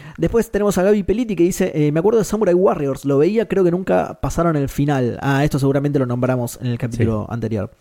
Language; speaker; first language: Spanish; native; Spanish